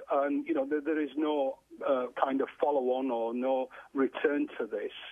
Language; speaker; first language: English; native; English